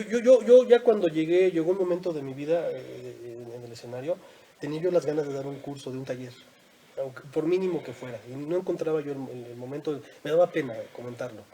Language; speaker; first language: Spanish; native; Spanish